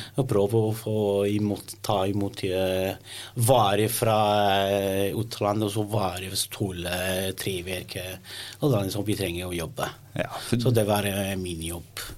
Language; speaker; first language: Norwegian; non-native, learner; Italian